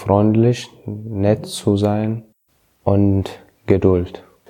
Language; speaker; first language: German; non-native, learner; Arabic